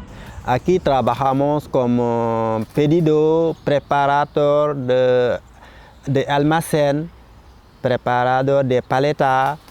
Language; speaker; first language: Spanish; non-native, learner; Wolof